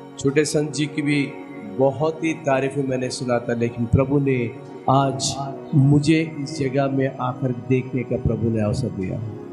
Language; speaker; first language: Hindi; non-native, local second language; Telugu